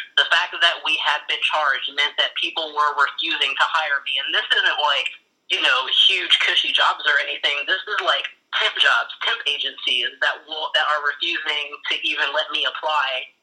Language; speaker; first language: English; native; English